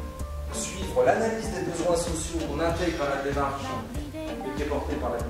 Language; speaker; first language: French; native; French